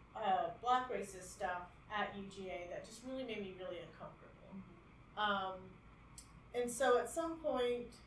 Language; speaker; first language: English; native; English